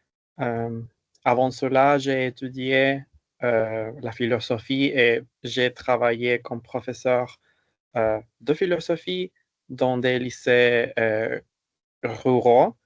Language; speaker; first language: French; non-native, fluent; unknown